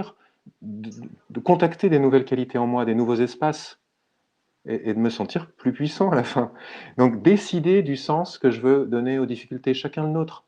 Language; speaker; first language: French; native; French